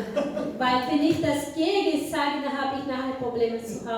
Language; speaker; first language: German; non-native, fluent; Portuguese